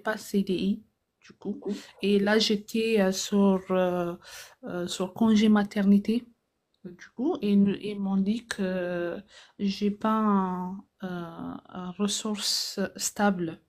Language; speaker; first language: French; non-native, fluent; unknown